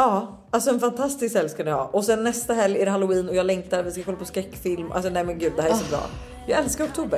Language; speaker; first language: Swedish; native; Swedish